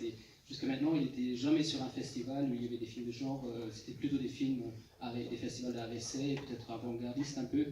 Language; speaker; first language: French; non-native, fluent; Luxembourgish